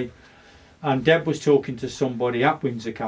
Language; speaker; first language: English; native; English